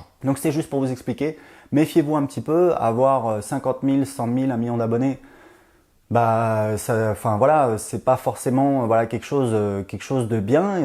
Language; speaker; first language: French; native; French